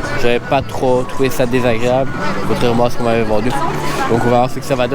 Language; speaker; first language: French; native; French